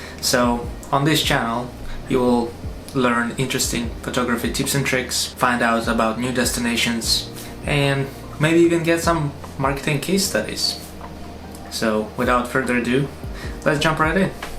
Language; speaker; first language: English; non-native, fluent; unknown